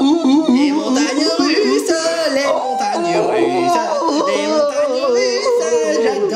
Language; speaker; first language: French; native; French